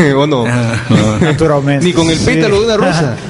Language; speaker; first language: Spanish; non-native, learner; Portuguese